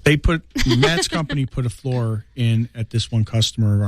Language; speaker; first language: English; native; English